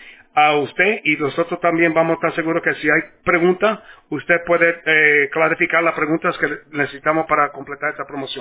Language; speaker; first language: Spanish; early bilingual, heritage; Spanish